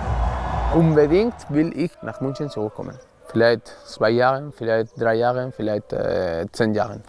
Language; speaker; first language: German; non-native, learner; Spanish